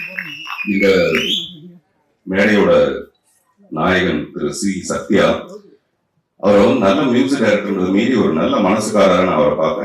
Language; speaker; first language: Tamil; native; Tamil